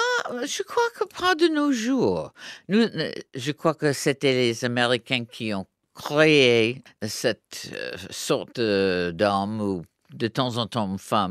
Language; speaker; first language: French; non-native, fluent; English